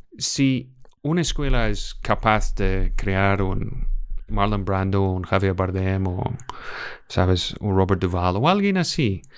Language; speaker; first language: Spanish; non-native, fluent; English